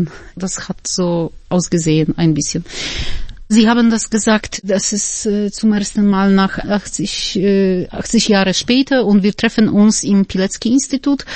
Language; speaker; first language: German; non-native, fluent; Polish